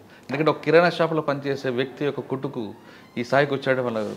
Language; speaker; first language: Telugu; native; Telugu